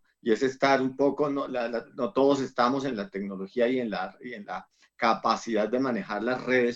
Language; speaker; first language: Spanish; native; Spanish